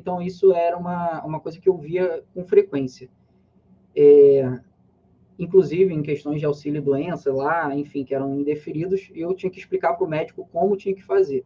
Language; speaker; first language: Portuguese; native; Portuguese